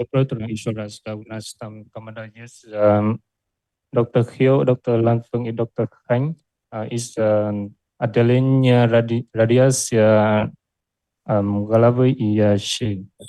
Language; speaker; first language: Russian; non-native, learner; Vietnamese